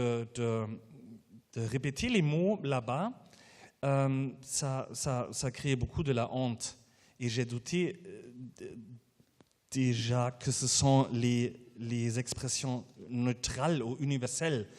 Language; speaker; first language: French; non-native, fluent; German